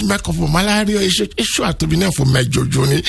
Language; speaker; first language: Hungarian; non-native, learner; Yoruba